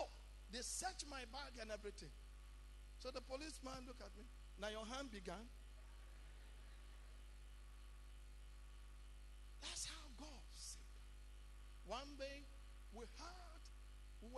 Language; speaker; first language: English; non-native, local second language; Akan